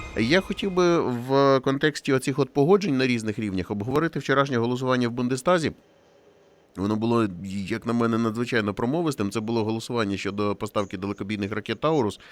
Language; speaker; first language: Ukrainian; native; Ukrainian